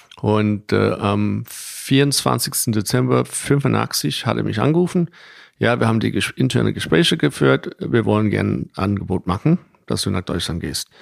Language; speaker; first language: German; non-native, fluent; English